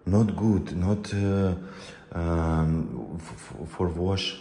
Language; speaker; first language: English; non-native, learner; Russian